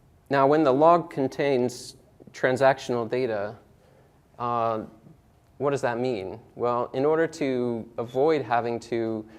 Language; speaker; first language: English; native; English